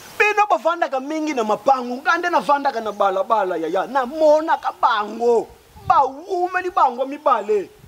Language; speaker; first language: Lingala; non-native, local second language; Kongo